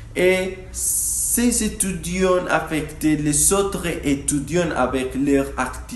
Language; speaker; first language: French; non-native, learner; Spanish